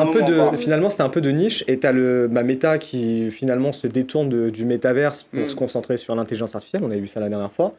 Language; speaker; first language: French; native; French